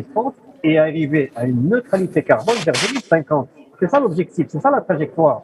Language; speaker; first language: French; non-native, local second language; Arabic